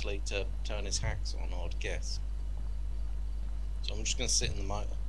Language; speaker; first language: English; native; English